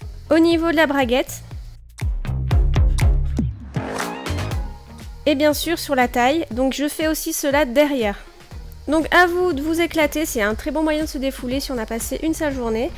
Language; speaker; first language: French; native; French